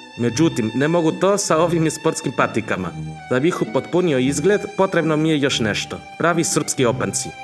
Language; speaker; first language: Serbian; non-native, fluent; Spanish